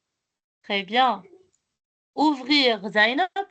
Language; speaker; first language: French; non-native, local second language; Arabic